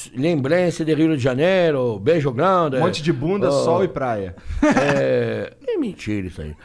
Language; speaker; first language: Portuguese; non-native, fluent; French